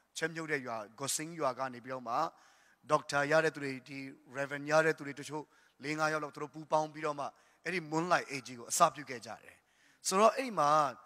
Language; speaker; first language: Burmese; non-native, local second language; Tedim Chin